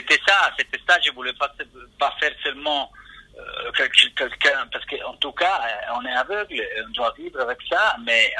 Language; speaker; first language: French; non-native, fluent; Italian